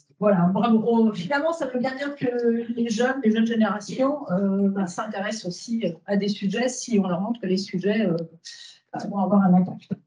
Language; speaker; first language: French; non-native, fluent; German